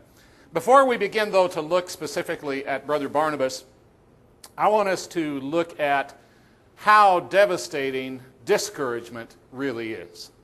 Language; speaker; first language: English; native; English